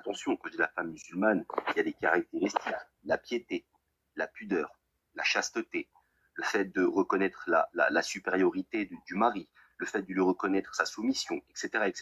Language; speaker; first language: French; native; French